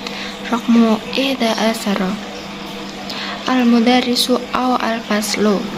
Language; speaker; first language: Arabic; non-native, learner; Indonesian